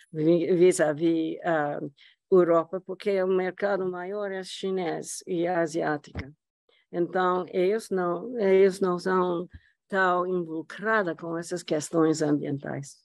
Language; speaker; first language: Portuguese; non-native, fluent; English